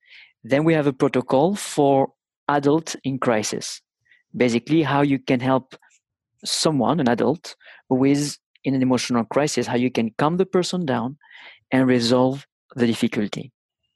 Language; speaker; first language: English; non-native, fluent; French